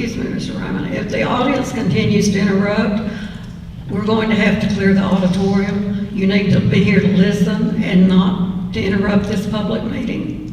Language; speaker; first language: English; native; English